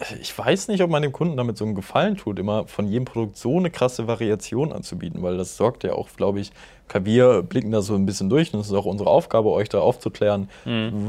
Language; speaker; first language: German; native; German